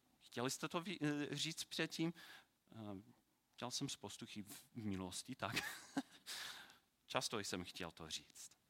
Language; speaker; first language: Czech; non-native, learner; English